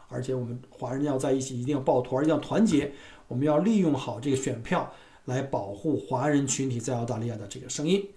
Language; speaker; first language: Chinese; native; Chinese